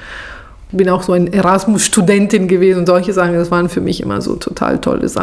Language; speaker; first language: German; non-native, fluent; Italian